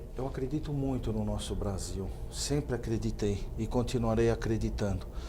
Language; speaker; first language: Portuguese; native; Portuguese